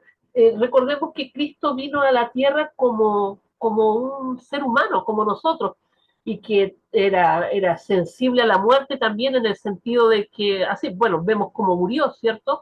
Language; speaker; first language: Spanish; native; Spanish